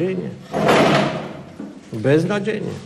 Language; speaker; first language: Polish; non-native, learner; Armenian